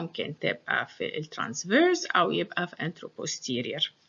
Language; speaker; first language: Arabic; native; Arabic